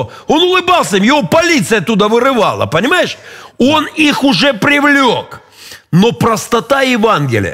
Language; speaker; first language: Russian; native; Russian